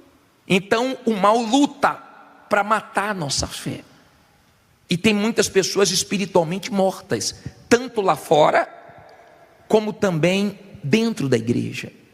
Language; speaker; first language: Portuguese; native; Portuguese